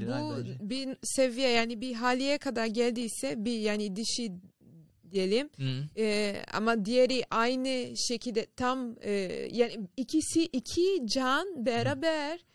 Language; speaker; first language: Turkish; non-native, learner; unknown